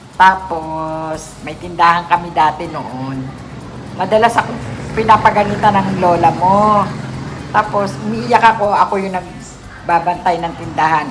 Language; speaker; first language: Filipino; native; Filipino